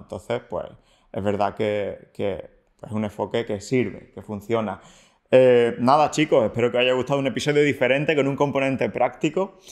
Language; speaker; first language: Spanish; native; Spanish